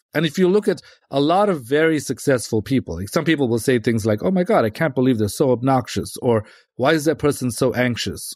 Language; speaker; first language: English; native; English